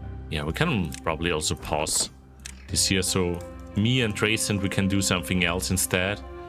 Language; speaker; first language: English; non-native, fluent; German